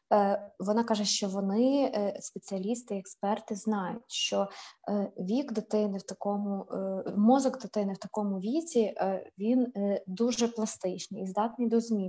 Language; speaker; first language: Ukrainian; native; Ukrainian